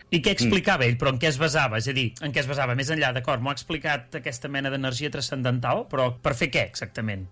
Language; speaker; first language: Catalan; native; Catalan